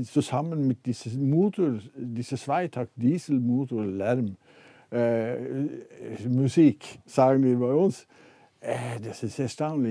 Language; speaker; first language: German; non-native, fluent; Norwegian